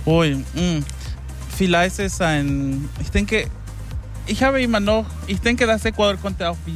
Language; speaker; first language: German; non-native, learner; Spanish